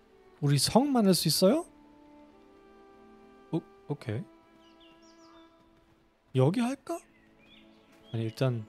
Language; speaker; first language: Korean; non-native, fluent; German